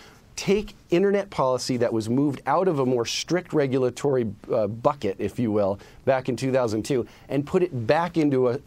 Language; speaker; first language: English; native; English